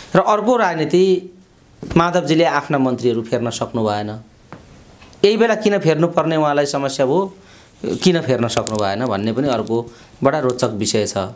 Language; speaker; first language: Nepali; native; Nepali